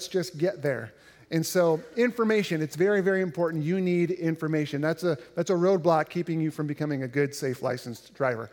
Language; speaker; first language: English; native; English